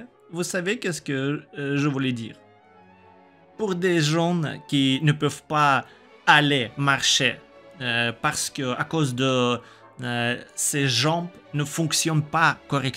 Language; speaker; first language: French; non-native, learner; Russian